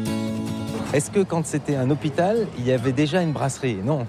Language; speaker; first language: French; native; French